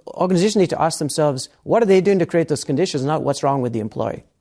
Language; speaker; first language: English; native; English